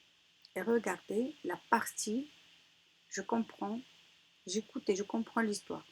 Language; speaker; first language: French; non-native, local second language; Arabic